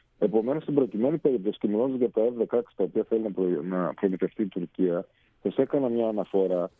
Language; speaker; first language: Greek; native; Greek